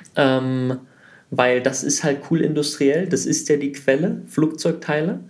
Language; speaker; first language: German; early bilingual, heritage; German